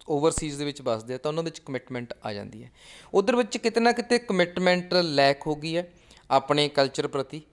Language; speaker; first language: Punjabi; native; Punjabi